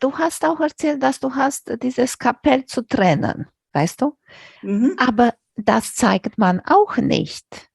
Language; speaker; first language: German; non-native, fluent; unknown